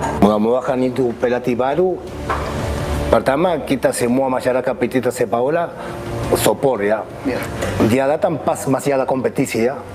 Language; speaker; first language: Indonesian; non-native, fluent; Spanish